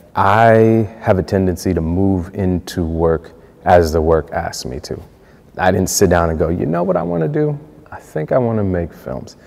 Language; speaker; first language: English; native; English